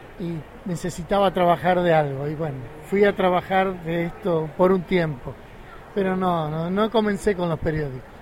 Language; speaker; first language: Spanish; native; Spanish